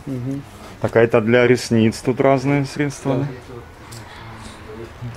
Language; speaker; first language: Russian; native; Russian